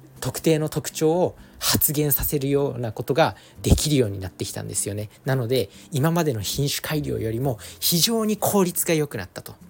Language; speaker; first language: Japanese; native; Japanese